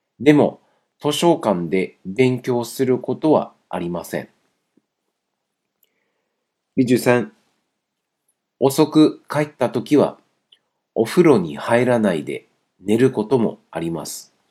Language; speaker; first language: Japanese; non-native, fluent; Chinese